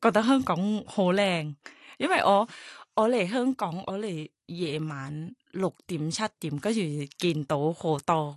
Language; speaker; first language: Cantonese; non-native, learner; Thai